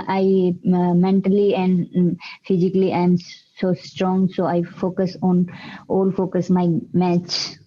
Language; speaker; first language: English; non-native, learner; Hindi